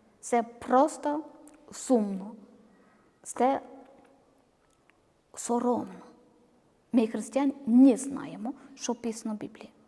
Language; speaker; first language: Ukrainian; non-native, learner; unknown